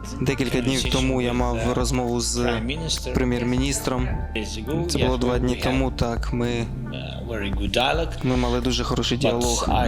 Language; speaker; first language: Ukrainian; non-native, local second language; Russian